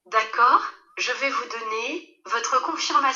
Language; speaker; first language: French; native; French